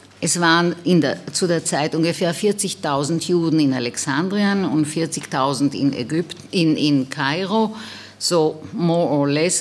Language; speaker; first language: German; non-native, fluent; Hebrew